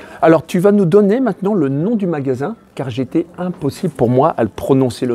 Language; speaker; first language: French; native; French